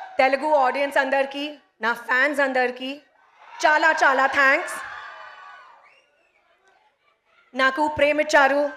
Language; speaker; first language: Telugu; non-native, learner; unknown